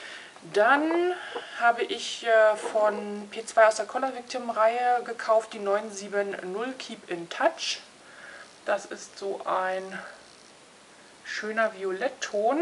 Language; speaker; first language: German; native; German